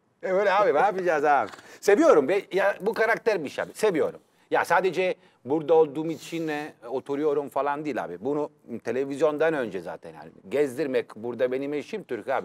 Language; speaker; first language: Turkish; non-native, fluent; Italian